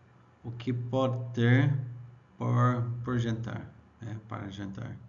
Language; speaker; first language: Portuguese; non-native, learner; English